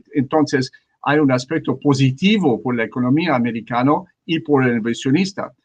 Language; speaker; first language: Spanish; non-native, learner; French